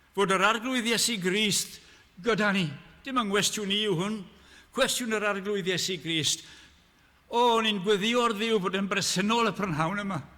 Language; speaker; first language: Welsh; native; Welsh